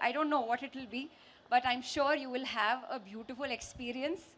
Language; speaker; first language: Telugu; non-native, learner; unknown